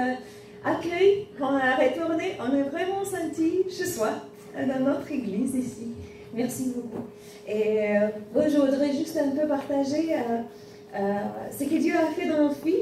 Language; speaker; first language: French; non-native, fluent; Spanish